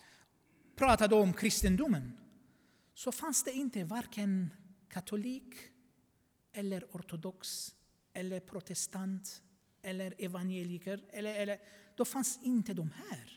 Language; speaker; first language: Swedish; non-native, fluent; Armenian